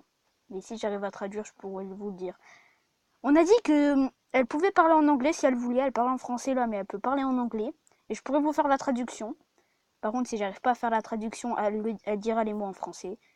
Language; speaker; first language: French; native; French